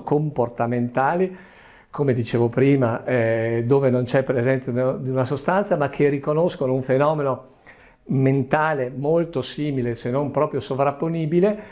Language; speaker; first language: Italian; native; Italian